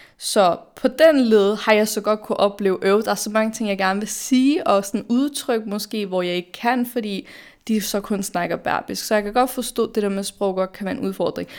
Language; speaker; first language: Danish; early bilingual, other home language; Arabic